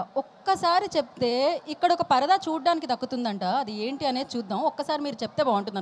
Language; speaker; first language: Telugu; native; Telugu